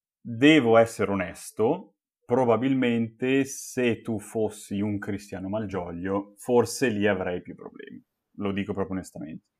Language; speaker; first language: Italian; native; Italian